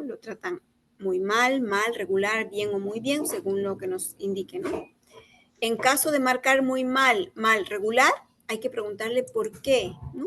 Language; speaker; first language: Spanish; native; Spanish